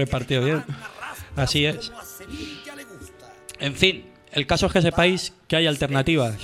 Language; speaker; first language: Spanish; native; Spanish